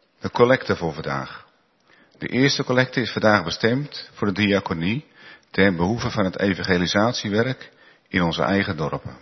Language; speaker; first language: Dutch; native; Dutch